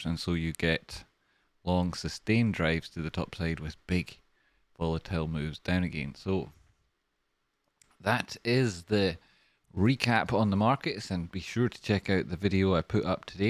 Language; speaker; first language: English; native; English